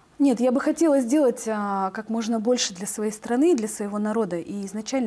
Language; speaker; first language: Russian; native; Russian